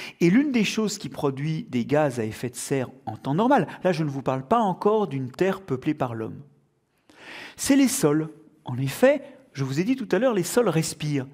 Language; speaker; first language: French; native; French